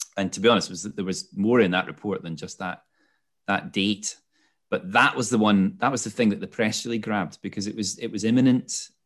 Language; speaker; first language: English; native; English